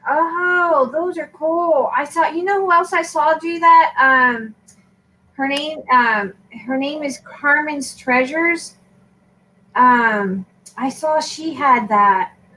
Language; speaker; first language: English; non-native, fluent; Spanish